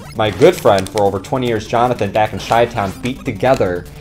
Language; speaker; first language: English; native; English